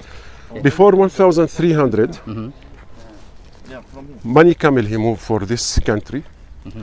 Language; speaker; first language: English; non-native, learner; Arabic